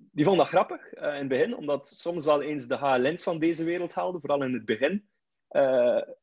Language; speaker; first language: Dutch; native; Dutch